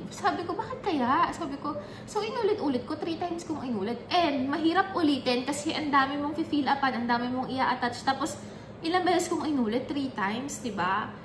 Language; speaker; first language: Filipino; native; Filipino